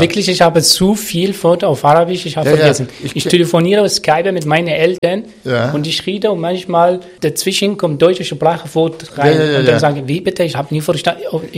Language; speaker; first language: German; non-native, learner; Arabic